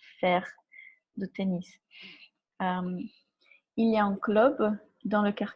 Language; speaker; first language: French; non-native, fluent; Portuguese